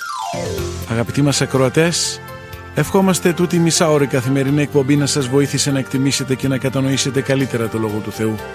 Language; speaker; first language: Greek; native; Greek